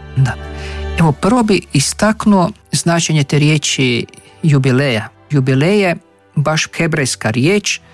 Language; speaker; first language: Croatian; native; Croatian